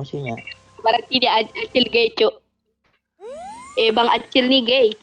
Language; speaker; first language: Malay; non-native, local second language; Minangkabau